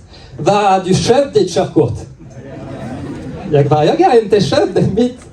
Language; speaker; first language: Swedish; non-native, learner; French